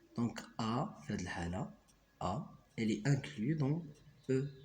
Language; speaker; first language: French; non-native, local second language; Arabic